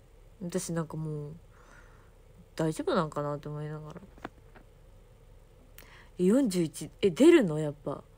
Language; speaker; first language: Japanese; native; Japanese